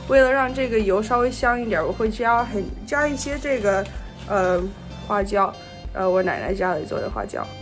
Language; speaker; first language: Chinese; early bilingual, heritage; Chinese